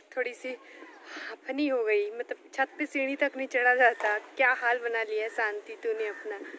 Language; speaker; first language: Hindi; native; Hindi